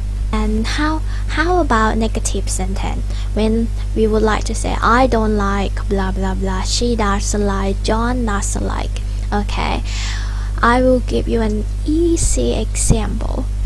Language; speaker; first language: English; non-native, fluent; Thai